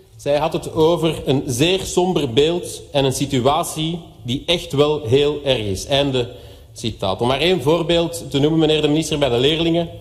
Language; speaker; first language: Dutch; native; Dutch